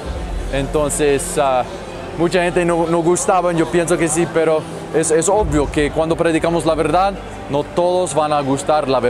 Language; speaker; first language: Spanish; non-native, learner; English